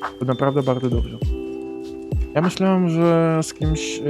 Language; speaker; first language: Polish; non-native, learner; Ukrainian